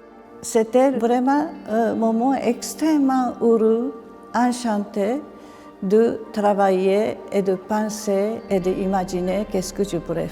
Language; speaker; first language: French; non-native, fluent; Japanese